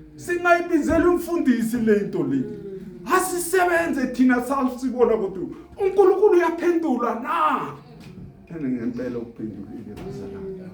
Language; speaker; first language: Zulu; non-native, local second language; Tsonga